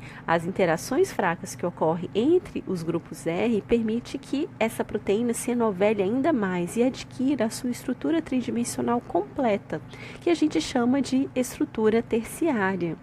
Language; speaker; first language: Portuguese; native; Portuguese